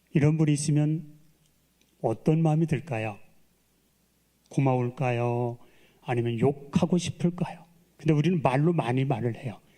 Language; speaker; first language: Korean; native; Korean